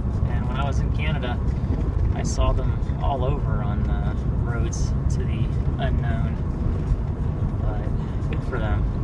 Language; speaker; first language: English; native; English